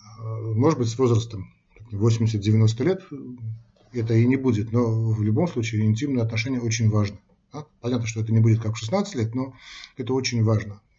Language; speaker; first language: Russian; non-native, local second language; Armenian